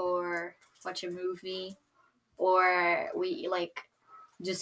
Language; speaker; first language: English; non-native, learner; Portuguese